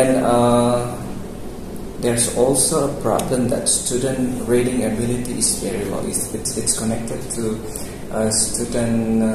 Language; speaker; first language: English; non-native, local second language; Indonesian